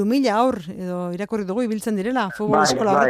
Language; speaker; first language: Basque; native; Basque